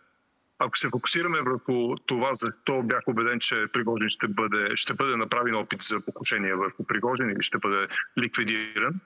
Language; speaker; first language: Bulgarian; native; Bulgarian